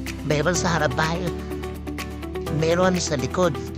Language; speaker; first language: Filipino; native; Filipino